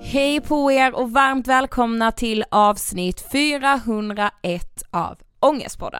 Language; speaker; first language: Swedish; native; Swedish